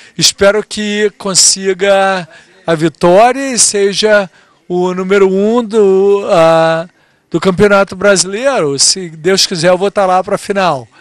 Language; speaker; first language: Portuguese; native; Portuguese